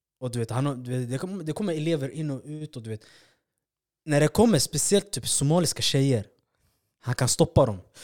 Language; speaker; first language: Swedish; early bilingual, other home language; Somali